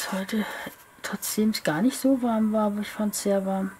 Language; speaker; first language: German; native; German